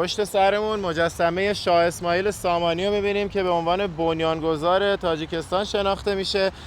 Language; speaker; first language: Persian; native; Persian